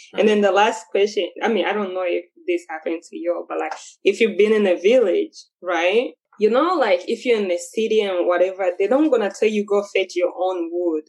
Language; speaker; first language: English; non-native, local second language; Kinyarwanda